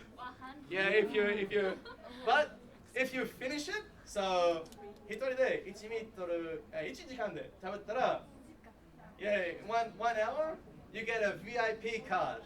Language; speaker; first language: Japanese; non-native, learner; English